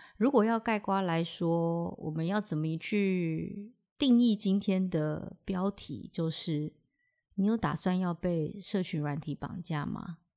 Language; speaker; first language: Chinese; native; Chinese